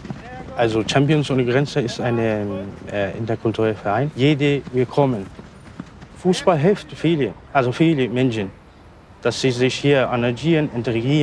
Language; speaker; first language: German; non-native, learner; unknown